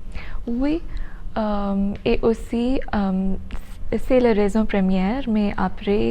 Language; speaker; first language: French; non-native, learner; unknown